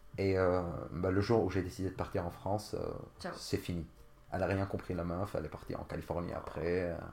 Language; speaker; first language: French; non-native, local second language; Arabic